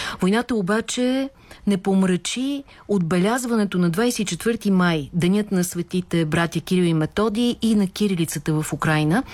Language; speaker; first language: Bulgarian; native; Bulgarian